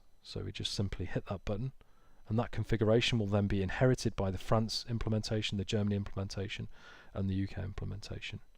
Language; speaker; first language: English; native; English